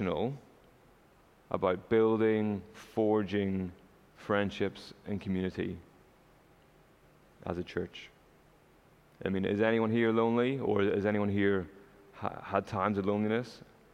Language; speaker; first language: English; native; English